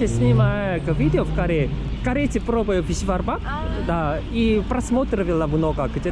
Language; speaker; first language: Russian; non-native, learner; Korean